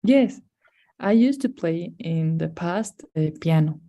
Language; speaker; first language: English; non-native, fluent; Spanish